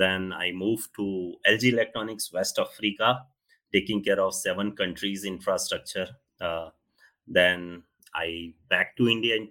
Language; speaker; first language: English; non-native, local second language; Hindi